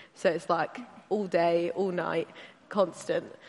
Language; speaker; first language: English; native; English